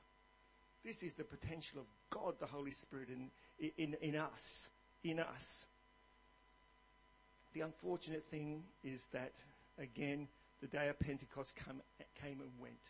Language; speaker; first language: English; native; English